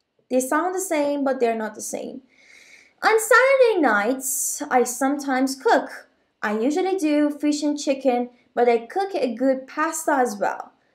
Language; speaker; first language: English; non-native, fluent; Persian